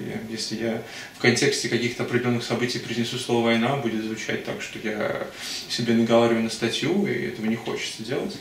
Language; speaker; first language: Russian; native; Russian